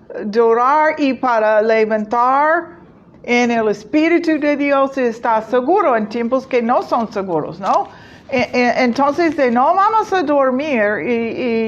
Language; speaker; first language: Spanish; non-native, fluent; English